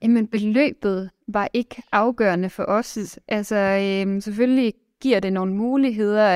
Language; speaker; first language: Danish; native; Danish